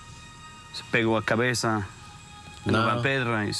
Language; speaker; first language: Portuguese; non-native, learner; English